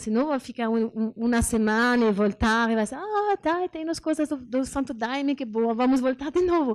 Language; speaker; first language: Portuguese; non-native, learner; French